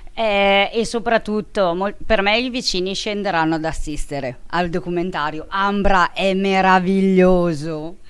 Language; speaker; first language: Italian; native; Italian